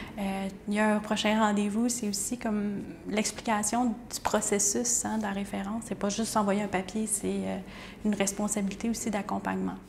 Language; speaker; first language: French; native; French